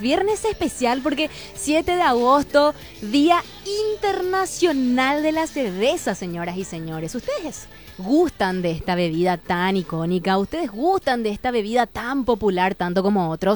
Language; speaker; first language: Spanish; native; Spanish